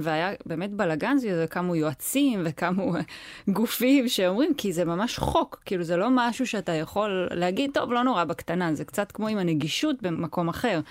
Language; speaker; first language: Hebrew; native; Hebrew